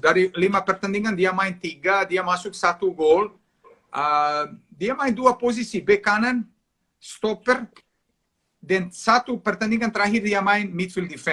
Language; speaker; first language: Indonesian; non-native, fluent; Serbian